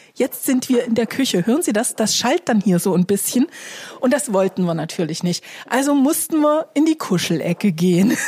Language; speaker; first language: German; native; German